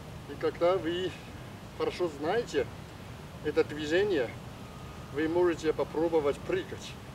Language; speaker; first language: Russian; non-native, learner; Chinese